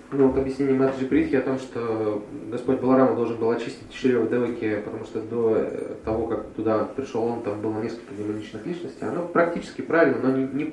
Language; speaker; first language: Russian; native; Russian